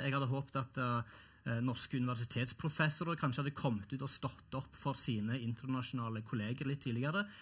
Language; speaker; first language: Norwegian; early bilingual, other home language; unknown